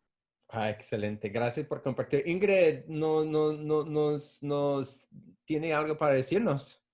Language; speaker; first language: Spanish; non-native, fluent; English